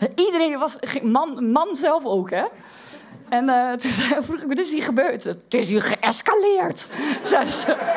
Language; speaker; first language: Dutch; native; Dutch